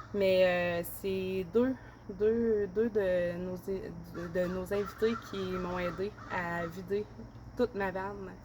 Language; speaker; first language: French; native; French